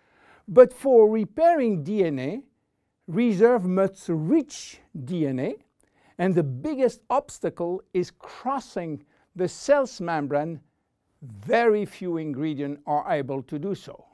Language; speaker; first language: English; non-native, fluent; French